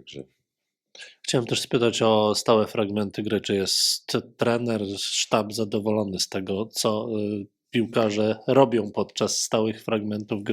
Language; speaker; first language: Polish; native; Polish